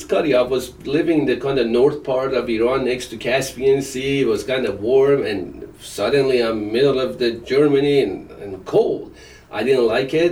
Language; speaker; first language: English; non-native, fluent; Persian